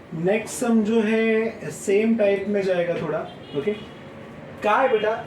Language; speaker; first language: Hindi; non-native, local second language; Marathi